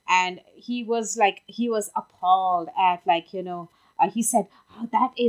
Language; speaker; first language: English; non-native, local second language; Tamil